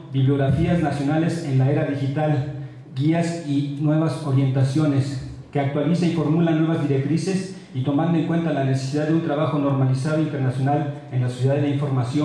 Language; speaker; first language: Spanish; native; Spanish